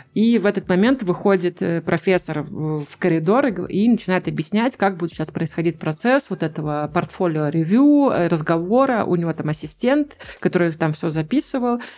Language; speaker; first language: Russian; native; Russian